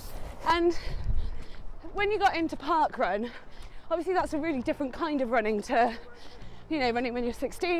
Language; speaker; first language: English; native; English